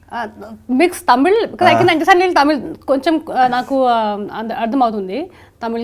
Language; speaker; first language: Telugu; non-native, learner; Hindi